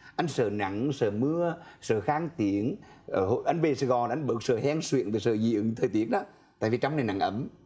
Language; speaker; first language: Vietnamese; native; Vietnamese